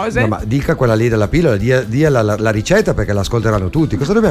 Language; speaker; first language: Italian; native; Italian